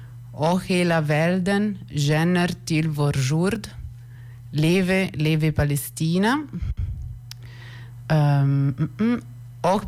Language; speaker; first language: Swedish; non-native, learner; Italian